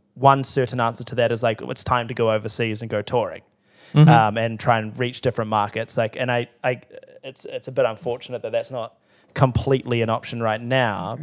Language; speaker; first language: English; native; English